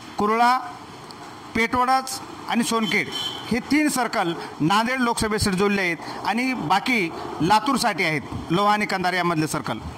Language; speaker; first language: Marathi; native; Marathi